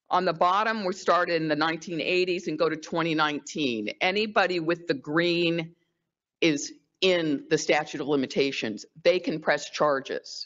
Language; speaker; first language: English; native; English